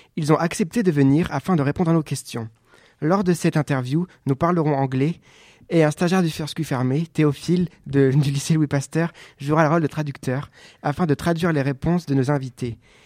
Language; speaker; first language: French; native; French